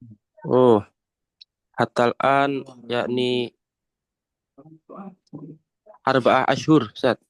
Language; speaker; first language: Arabic; non-native, learner; Indonesian